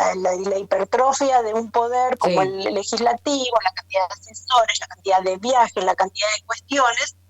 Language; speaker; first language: Spanish; native; Spanish